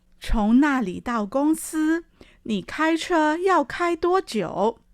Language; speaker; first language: Chinese; non-native, fluent; Thai